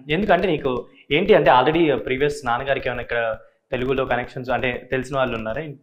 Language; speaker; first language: Telugu; native; Telugu